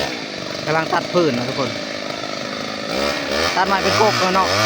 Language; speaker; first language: Thai; non-native, local second language; Lao